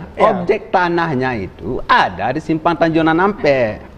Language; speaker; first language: Indonesian; native; Indonesian